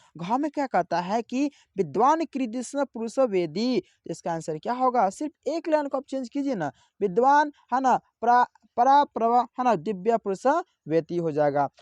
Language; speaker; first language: Hindi; native; Hindi